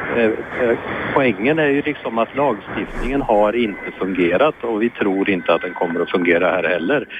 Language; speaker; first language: Swedish; native; Swedish